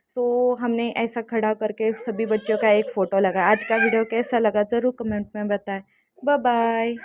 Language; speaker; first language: Hindi; non-native, local second language; Marathi